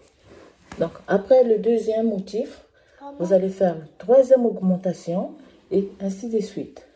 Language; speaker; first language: French; native; French